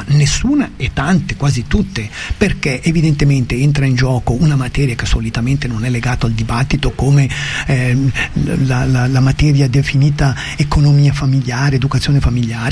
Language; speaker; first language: Italian; native; Italian